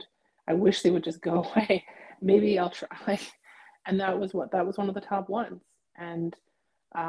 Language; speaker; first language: English; native; English